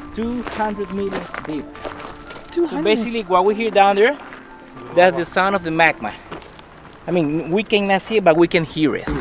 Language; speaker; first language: English; non-native, fluent; Spanish